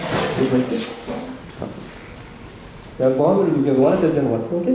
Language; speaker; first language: French; native; French